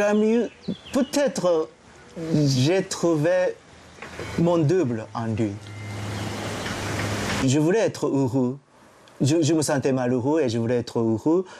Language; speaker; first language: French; non-native, fluent; Japanese